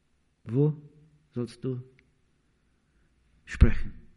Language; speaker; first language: German; non-native, learner; Portuguese